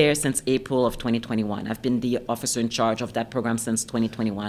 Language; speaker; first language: English; non-native, fluent; French